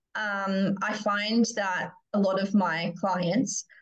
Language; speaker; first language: English; native; English